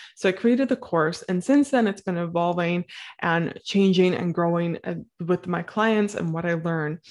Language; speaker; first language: English; native; English